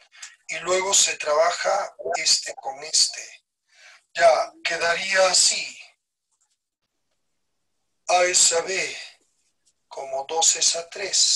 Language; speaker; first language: Spanish; native; Spanish